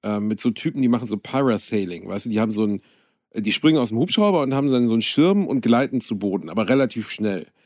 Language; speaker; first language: German; native; German